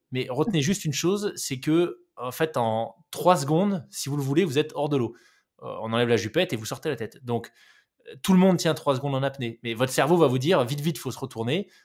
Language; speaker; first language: French; native; French